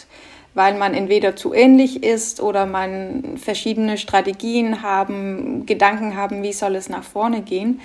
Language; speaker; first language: German; non-native, fluent; Danish